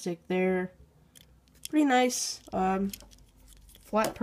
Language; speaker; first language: English; native; English